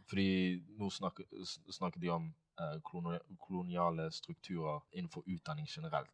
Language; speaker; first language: Norwegian; early bilingual, other home language; Swahili